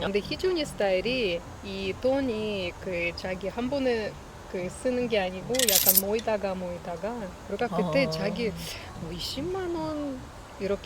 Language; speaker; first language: Korean; non-native, learner; Russian